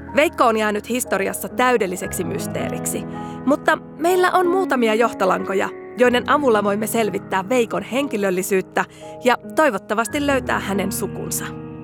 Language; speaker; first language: Finnish; native; Finnish